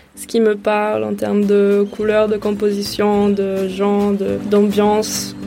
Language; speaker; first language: French; early bilingual, other home language; Hebrew